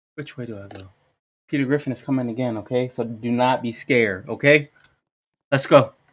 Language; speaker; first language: English; native; English